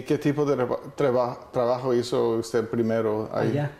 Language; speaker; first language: Spanish; non-native, fluent; English